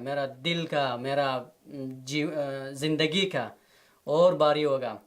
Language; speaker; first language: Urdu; non-native, learner; Persian